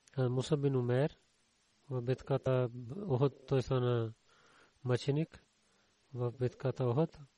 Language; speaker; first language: Bulgarian; non-native, learner; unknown